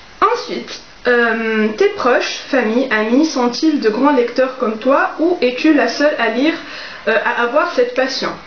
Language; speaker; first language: French; non-native, local second language; Arabic